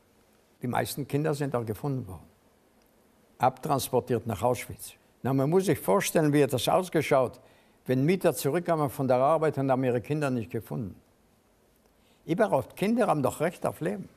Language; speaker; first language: German; non-native, fluent; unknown